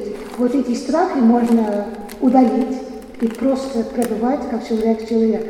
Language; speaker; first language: Russian; non-native, fluent; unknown